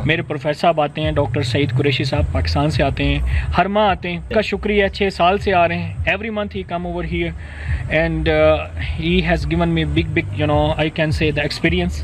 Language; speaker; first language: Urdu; non-native, local second language; Punjabi